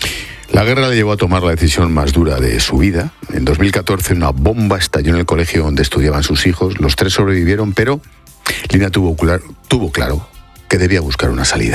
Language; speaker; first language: Spanish; native; Spanish